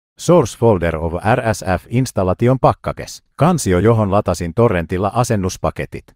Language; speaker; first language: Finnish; native; Finnish